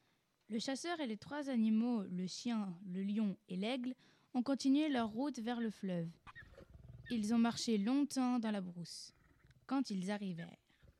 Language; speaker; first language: French; native; French